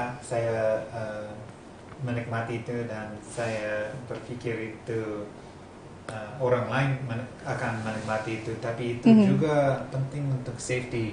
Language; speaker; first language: Indonesian; non-native, fluent; English